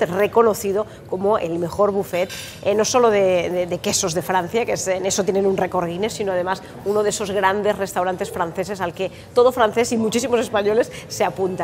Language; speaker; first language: Spanish; native; Spanish